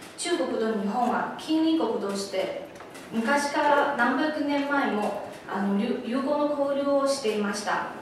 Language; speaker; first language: Japanese; non-native, fluent; Chinese